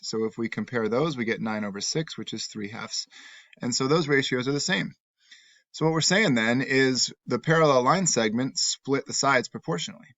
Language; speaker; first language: English; native; English